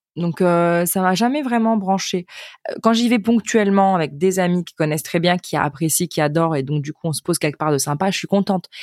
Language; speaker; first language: French; native; French